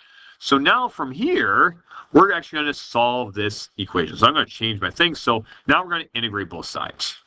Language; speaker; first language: English; native; English